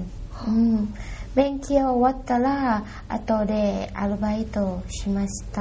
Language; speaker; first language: Japanese; non-native, learner; Thai